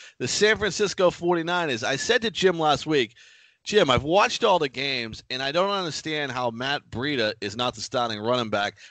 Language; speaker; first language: English; native; English